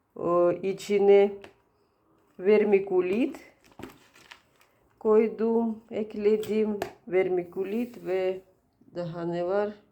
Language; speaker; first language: Turkish; non-native, learner; Russian